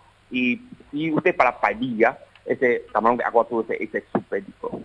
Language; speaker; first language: Spanish; non-native, learner; Chinese